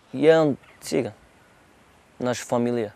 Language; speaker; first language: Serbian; non-native, local second language; Romany